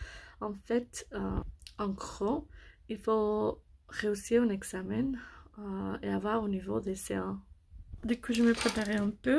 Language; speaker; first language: French; non-native, learner; English